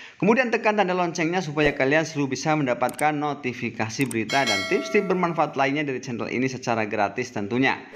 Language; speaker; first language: Indonesian; native; Indonesian